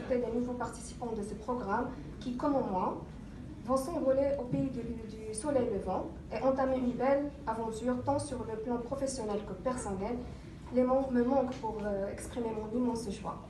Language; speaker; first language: French; non-native, local second language; Arabic